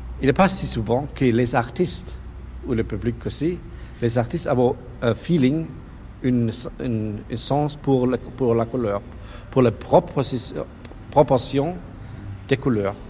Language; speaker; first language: French; non-native, learner; German